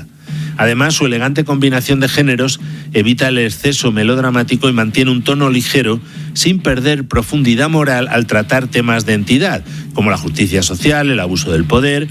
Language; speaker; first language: Spanish; native; Spanish